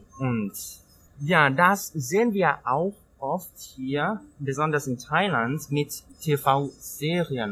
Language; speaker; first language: German; non-native, learner; Thai